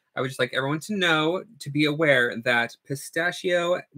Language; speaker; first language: English; native; English